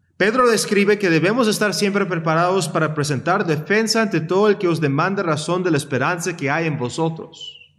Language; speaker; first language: Spanish; early bilingual, heritage; Spanish